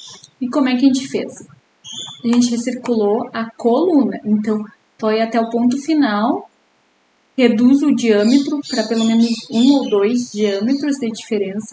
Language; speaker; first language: Portuguese; native; Portuguese